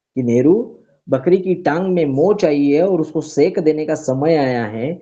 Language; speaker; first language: Hindi; non-native, local second language; Marathi